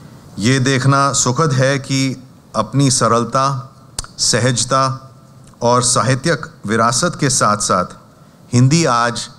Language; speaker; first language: Hindi; native; Hindi